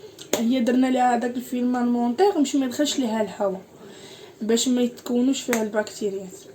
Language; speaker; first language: Arabic; native; Arabic